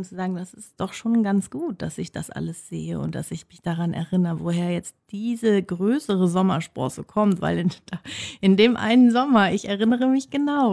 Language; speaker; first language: German; native; German